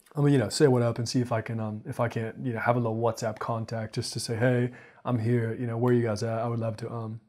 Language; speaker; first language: English; native; English